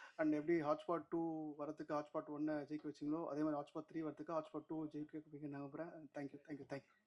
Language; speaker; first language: Tamil; native; Tamil